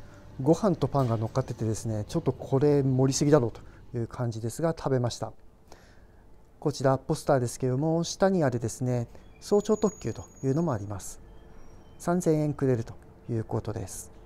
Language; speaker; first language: Japanese; native; Japanese